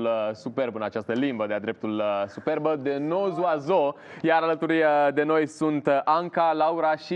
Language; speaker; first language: Romanian; native; Romanian